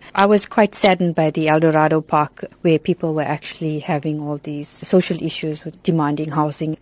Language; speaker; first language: English; native; English